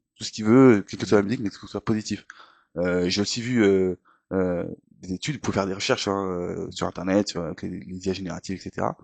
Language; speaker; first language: French; native; French